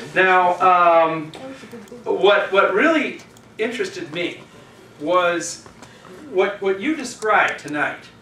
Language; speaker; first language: English; native; English